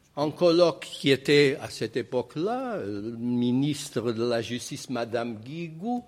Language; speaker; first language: French; non-native, fluent; Portuguese